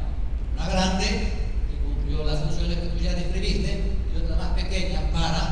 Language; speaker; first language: Spanish; native; Spanish